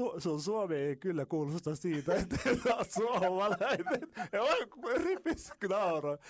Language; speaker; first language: Finnish; non-native, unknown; Arabic